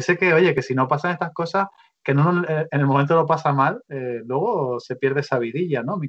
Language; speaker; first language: Spanish; native; Spanish